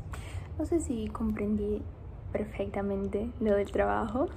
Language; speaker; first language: Spanish; early bilingual, heritage; Portuguese